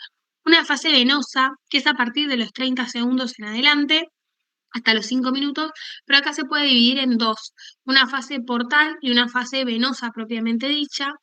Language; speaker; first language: Spanish; native; Spanish